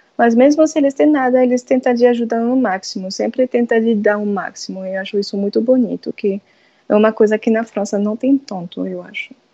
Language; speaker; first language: Portuguese; non-native, fluent; French